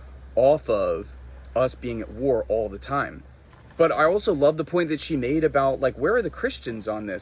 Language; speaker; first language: English; native; English